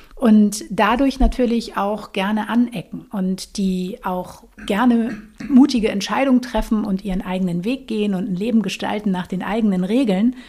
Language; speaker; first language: German; native; German